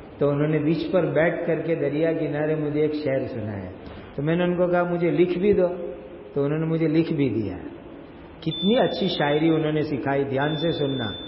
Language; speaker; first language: Urdu; non-native, local second language; Gujarati